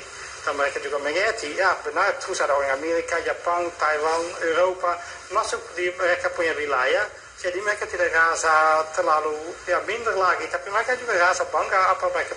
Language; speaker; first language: Indonesian; non-native, fluent; Dutch